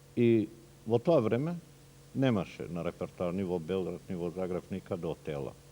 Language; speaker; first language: Macedonian; non-native, local second language; Turkish